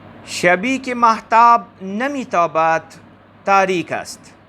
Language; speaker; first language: Persian; non-native, fluent; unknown